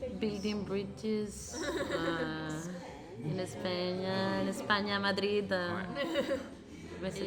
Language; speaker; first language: French; non-native, learner; Spanish